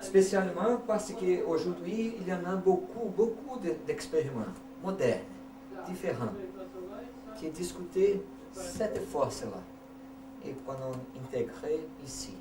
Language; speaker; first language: French; non-native, learner; Portuguese